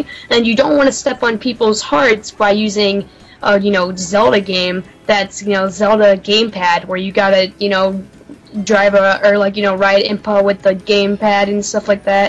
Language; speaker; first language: English; native; English